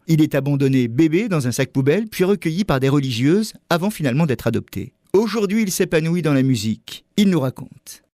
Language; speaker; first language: French; native; French